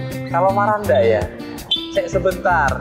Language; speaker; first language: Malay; non-native, local second language; Javanese